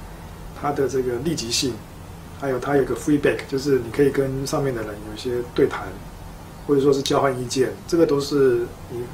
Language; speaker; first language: Chinese; native; Chinese